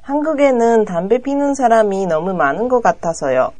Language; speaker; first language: Korean; non-native, learner; Japanese